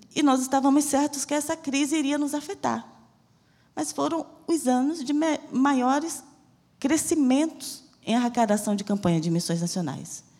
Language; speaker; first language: Portuguese; native; Portuguese